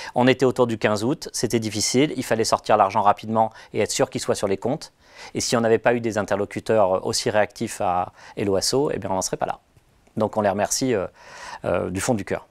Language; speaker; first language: French; native; French